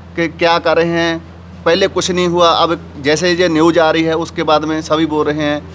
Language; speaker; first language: Hindi; native; Hindi